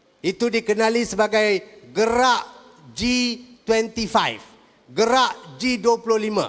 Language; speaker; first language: Malay; non-native, local second language; Tamil